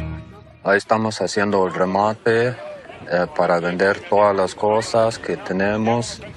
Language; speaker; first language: Spanish; non-native, local second language; Plautdietsch